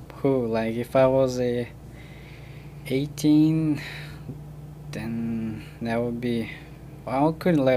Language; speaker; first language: English; non-native, learner; Ukrainian